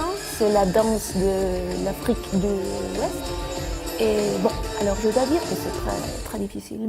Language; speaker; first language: French; non-native, fluent; Italian